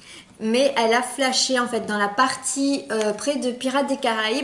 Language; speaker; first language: French; native; French